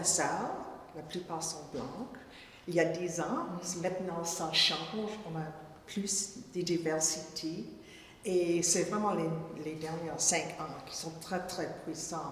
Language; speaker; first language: French; non-native, fluent; English